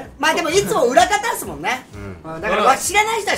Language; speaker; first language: Japanese; native; Japanese